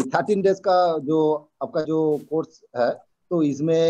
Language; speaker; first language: Hindi; non-native, local second language; Bangla